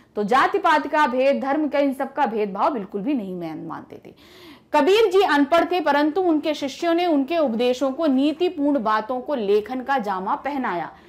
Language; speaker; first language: Hindi; native; Hindi